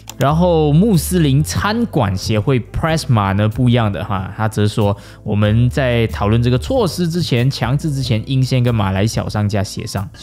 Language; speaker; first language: Chinese; native; Chinese